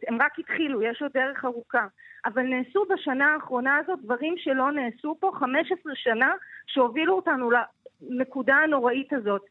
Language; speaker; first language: Hebrew; native; Hebrew